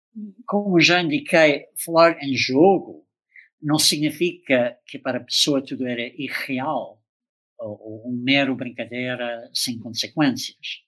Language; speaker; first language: Portuguese; non-native, fluent; English